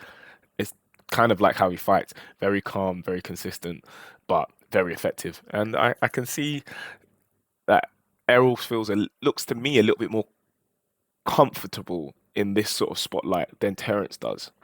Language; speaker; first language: English; native; English